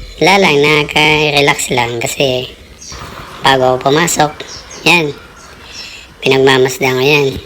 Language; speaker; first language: Filipino; native; Filipino